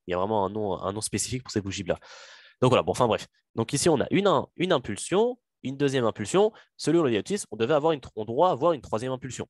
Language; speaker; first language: French; native; French